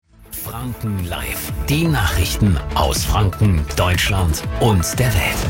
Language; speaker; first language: German; native; German